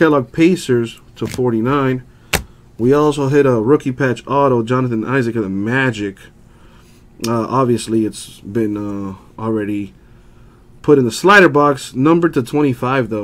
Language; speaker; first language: English; native; English